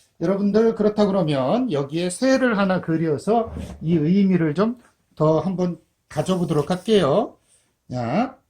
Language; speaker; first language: Korean; native; Korean